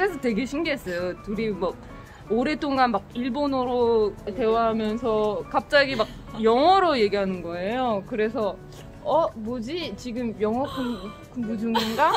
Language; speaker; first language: Korean; non-native, fluent; French